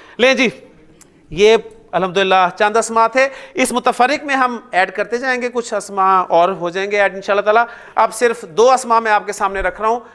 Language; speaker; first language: Urdu; native; Urdu